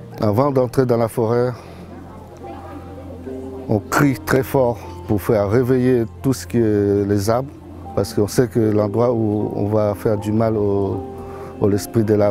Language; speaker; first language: French; non-native, local second language; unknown